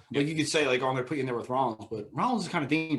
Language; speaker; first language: English; native; English